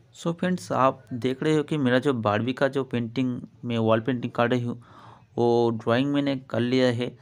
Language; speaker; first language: Hindi; non-native, local second language; Bangla